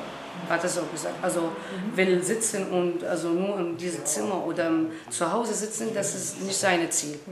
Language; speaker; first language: German; non-native, learner; Arabic